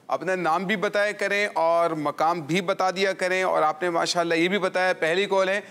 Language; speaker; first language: Urdu; native; Urdu